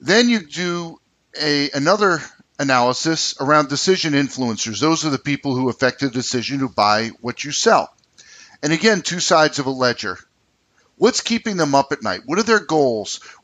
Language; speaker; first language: English; native; English